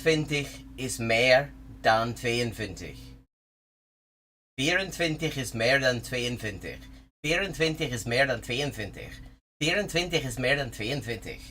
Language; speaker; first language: Dutch; non-native, learner; English